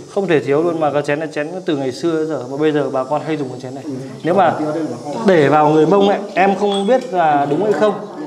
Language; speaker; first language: Vietnamese; native; Vietnamese